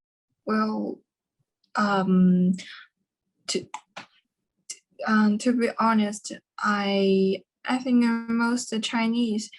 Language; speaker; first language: English; non-native, learner; Chinese